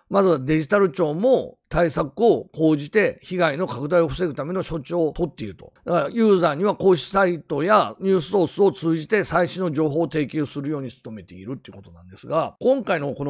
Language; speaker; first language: Japanese; native; Japanese